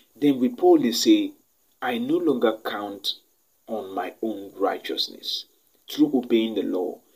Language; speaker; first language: English; non-native, local second language; Yoruba